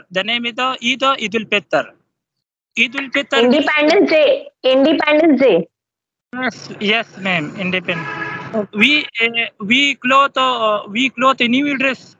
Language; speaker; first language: English; non-native, local second language; Pashto